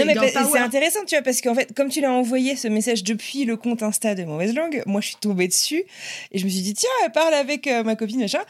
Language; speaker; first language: French; native; French